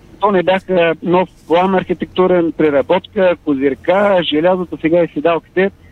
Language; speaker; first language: Bulgarian; native; Bulgarian